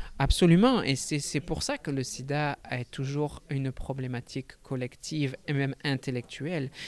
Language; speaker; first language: French; native; French